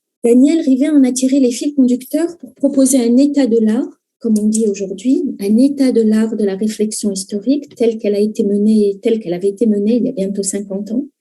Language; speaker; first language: French; native; French